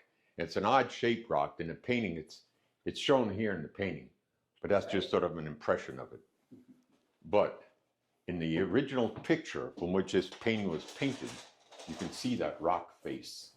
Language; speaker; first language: English; native; English